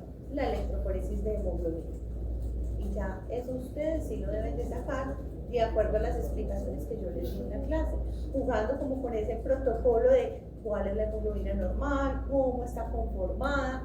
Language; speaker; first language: Spanish; native; Spanish